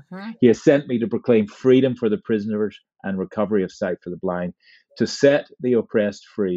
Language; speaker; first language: English; native; English